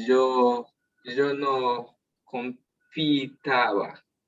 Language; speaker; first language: Spanish; non-native, learner; English